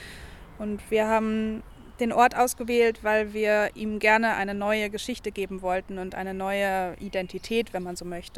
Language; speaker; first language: German; native; German